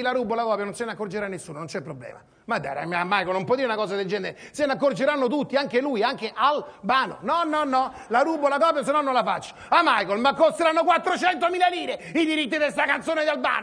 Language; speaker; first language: Italian; native; Italian